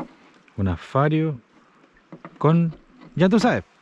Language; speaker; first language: Spanish; native; Spanish